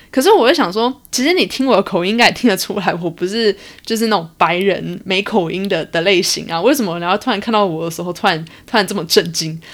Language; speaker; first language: Chinese; early bilingual, heritage; Chinese